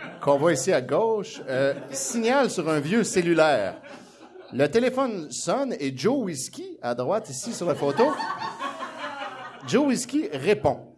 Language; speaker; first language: French; native; French